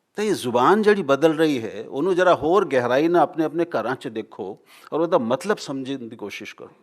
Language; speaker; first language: Punjabi; non-native, local second language; Hindi